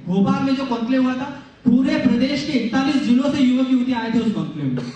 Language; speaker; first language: Hindi; native; Hindi